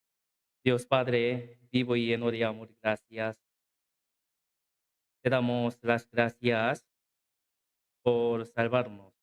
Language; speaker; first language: Spanish; non-native, learner; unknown